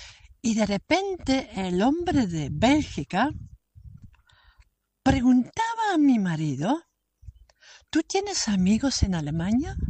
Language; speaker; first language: Spanish; non-native, fluent; German